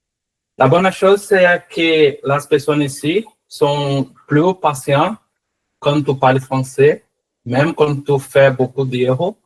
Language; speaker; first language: French; non-native, learner; Portuguese